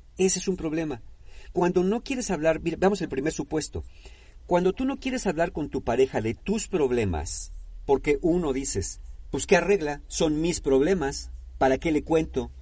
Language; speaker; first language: Spanish; native; Spanish